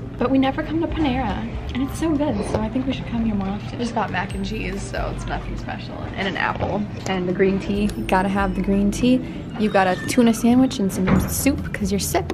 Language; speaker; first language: English; native; English